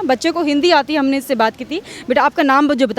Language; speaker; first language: Hindi; native; Hindi